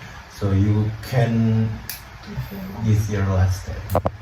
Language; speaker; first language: English; non-native, learner; Indonesian